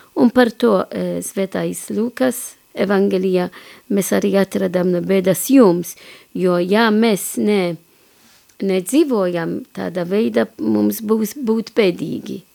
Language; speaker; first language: Latvian; non-native, fluent; Maltese